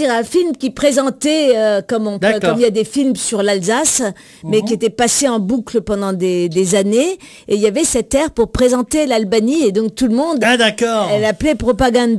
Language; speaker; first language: French; native; French